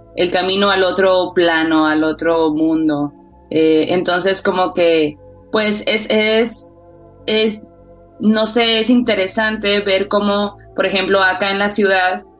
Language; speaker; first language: Spanish; native; Spanish